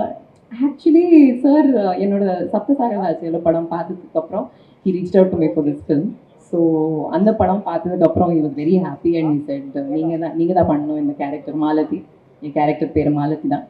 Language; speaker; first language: Tamil; non-native, fluent; Kannada